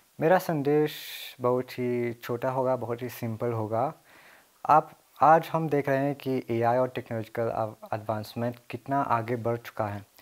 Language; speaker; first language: Hindi; early bilingual, heritage; Hindi